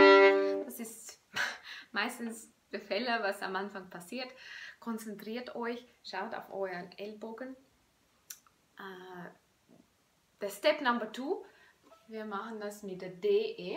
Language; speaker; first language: German; non-native, fluent; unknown